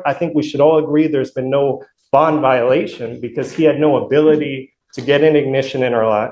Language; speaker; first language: English; native; English